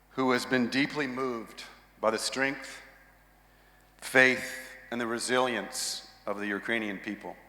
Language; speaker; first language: English; native; English